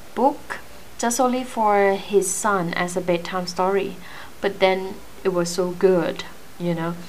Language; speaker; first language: English; non-native, fluent; Thai